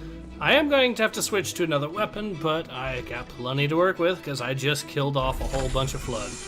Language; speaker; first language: English; native; English